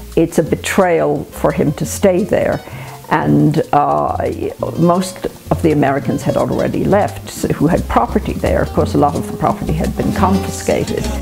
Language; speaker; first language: English; native; English